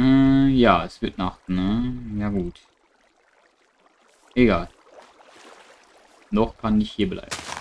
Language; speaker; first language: German; native; German